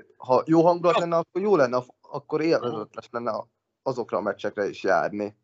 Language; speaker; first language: Hungarian; native; Hungarian